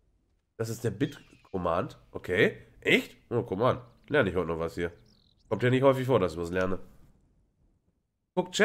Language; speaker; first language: German; native; German